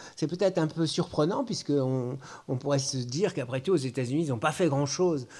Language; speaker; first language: French; native; French